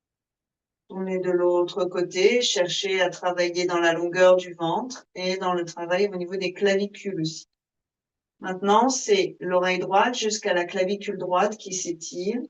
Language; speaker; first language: French; native; French